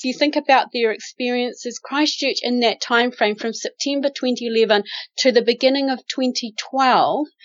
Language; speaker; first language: English; native; English